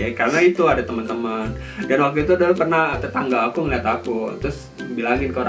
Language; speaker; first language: Indonesian; native; Indonesian